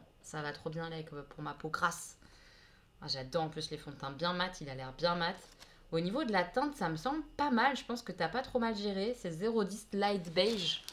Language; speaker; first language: French; native; French